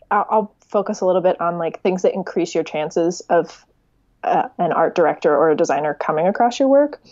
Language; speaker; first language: English; native; English